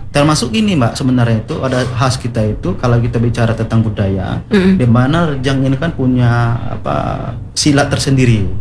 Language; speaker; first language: Indonesian; non-native, local second language; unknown